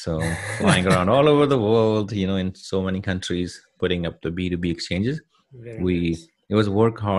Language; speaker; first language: English; non-native, local second language; Punjabi